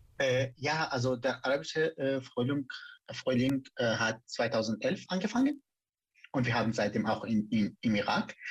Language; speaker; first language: German; non-native, fluent; Central Kurdish